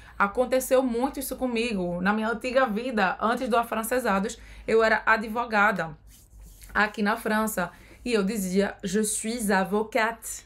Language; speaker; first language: Portuguese; native; Portuguese